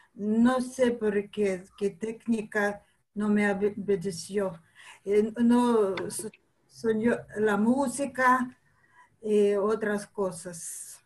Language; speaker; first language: Spanish; non-native, fluent; Russian